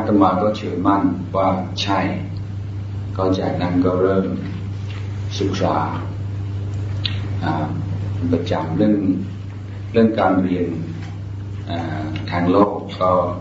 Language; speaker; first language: Thai; non-native, fluent; English